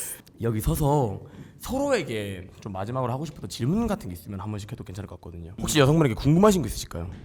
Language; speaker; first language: Korean; native; Korean